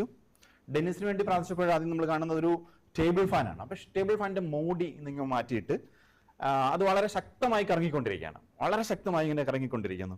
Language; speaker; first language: Malayalam; native; Malayalam